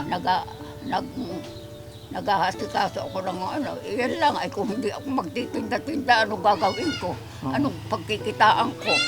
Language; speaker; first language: Filipino; native; Filipino